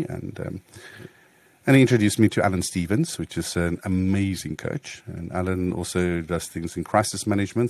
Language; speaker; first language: English; native; English